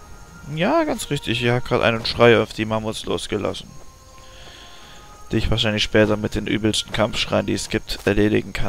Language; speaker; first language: German; native; German